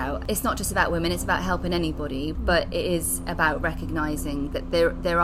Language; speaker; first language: English; native; English